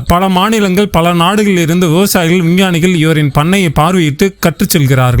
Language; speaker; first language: Tamil; native; Tamil